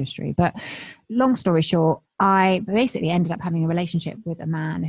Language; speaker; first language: English; native; English